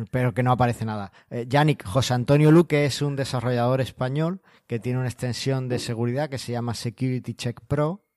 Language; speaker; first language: Spanish; native; Spanish